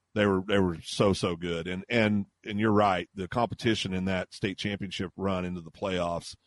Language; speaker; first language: English; native; English